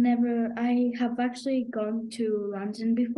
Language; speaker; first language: English; non-native, fluent; Greek